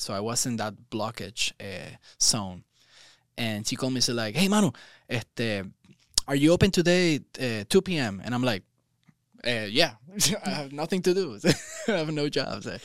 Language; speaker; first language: English; non-native, local second language; Spanish